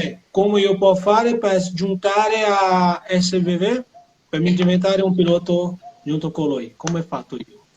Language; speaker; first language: Italian; non-native, learner; Portuguese